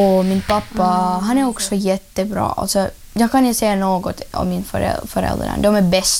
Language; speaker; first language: Swedish; non-native, learner; Russian